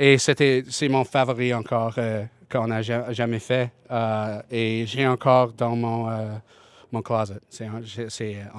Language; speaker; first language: French; non-native, learner; English